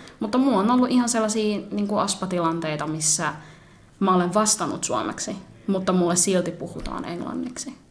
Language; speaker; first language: Finnish; early bilingual, other home language; Somali